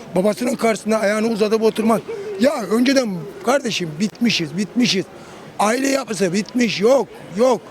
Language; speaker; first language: Turkish; native; Turkish